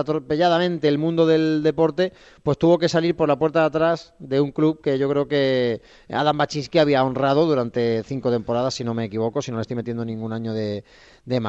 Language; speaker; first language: Spanish; native; Spanish